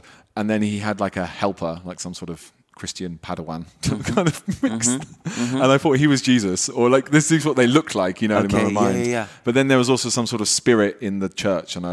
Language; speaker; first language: English; native; English